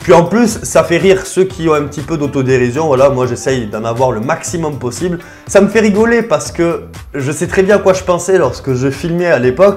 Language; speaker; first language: French; native; French